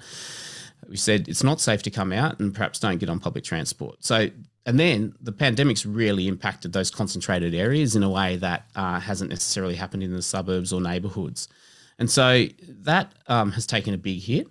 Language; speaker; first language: English; native; English